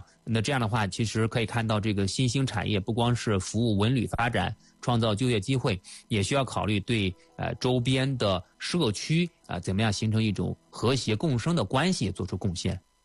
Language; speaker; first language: Chinese; native; Chinese